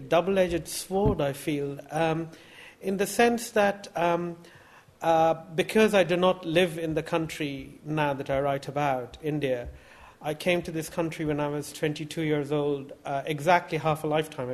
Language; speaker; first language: English; non-native, local second language; Bangla